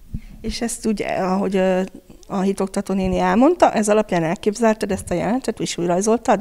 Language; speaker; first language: Hungarian; native; Hungarian